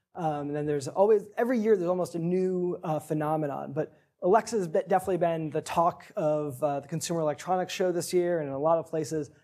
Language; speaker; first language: English; native; English